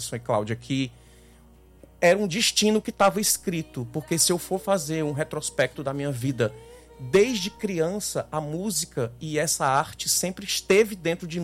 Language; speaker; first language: Portuguese; native; Portuguese